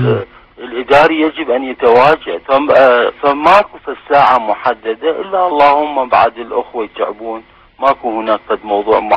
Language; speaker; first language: Arabic; native; Arabic